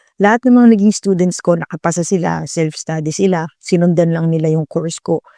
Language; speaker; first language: Filipino; native; Filipino